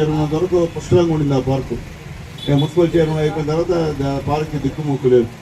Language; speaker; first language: Telugu; native; Telugu